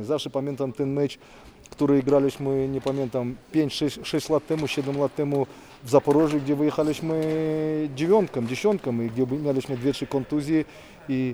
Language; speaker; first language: Polish; non-native, fluent; Russian